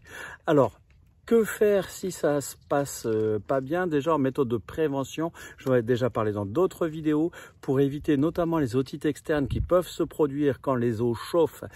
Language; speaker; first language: French; native; French